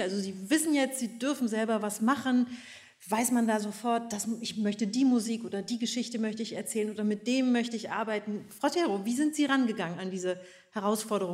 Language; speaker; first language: German; native; German